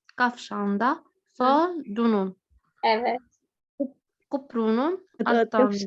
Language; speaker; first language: Turkish; non-native, learner; Arabic